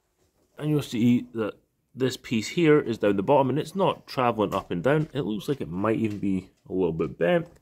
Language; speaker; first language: English; native; English